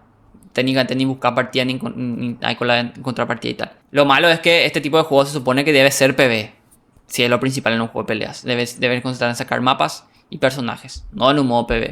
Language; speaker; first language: Spanish; native; Spanish